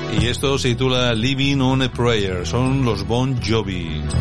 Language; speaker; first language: Spanish; native; Spanish